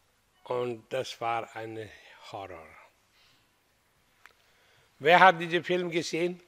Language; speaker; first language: German; non-native, fluent; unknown